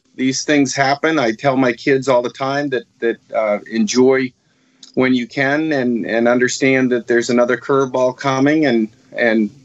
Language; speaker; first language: English; native; English